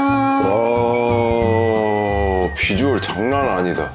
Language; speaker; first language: Korean; native; Korean